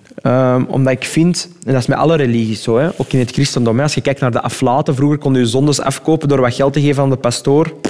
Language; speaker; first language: Dutch; early bilingual, other home language; Arabic